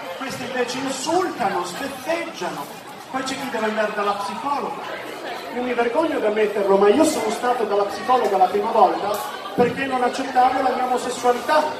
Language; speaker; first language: Italian; native; Italian